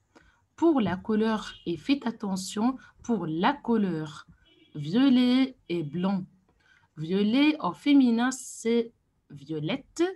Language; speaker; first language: French; non-native, fluent; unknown